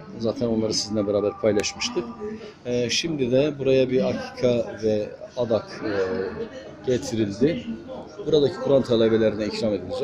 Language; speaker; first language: Turkish; native; Turkish